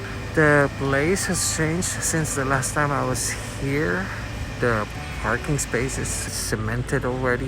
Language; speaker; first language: English; non-native, local second language; Filipino